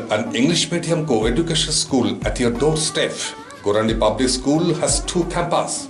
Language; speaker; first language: English; non-native, local second language; Bangla